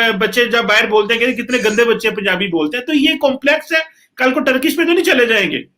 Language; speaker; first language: Urdu; non-native, local second language; Punjabi